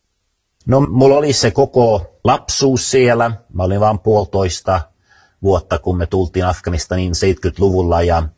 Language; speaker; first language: Finnish; early bilingual, other home language; Swedish